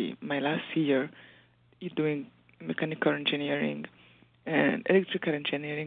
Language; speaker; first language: English; non-native, local second language; Kinyarwanda